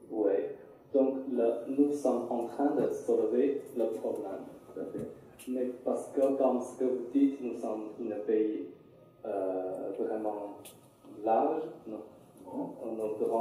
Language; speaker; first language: French; non-native, learner; Chinese